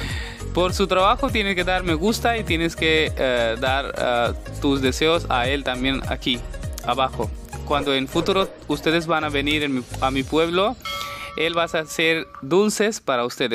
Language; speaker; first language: Spanish; non-native, learner; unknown